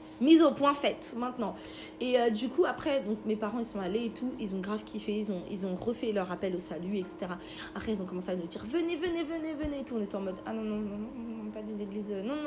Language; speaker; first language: French; early bilingual, other home language; Lingala